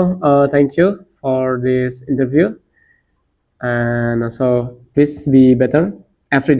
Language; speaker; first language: English; non-native, learner; Indonesian